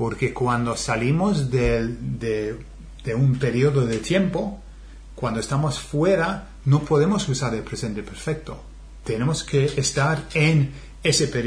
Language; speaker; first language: Spanish; non-native, fluent; English